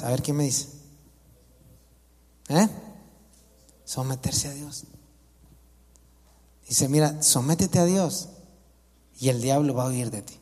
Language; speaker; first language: Spanish; native; Spanish